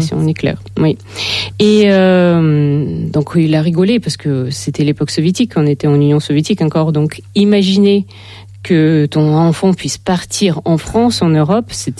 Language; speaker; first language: French; non-native, fluent; Russian